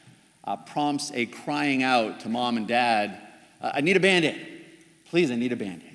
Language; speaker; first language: English; native; English